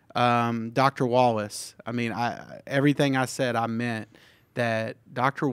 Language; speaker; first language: English; native; English